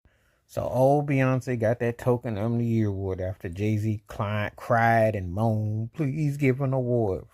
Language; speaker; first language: English; native; English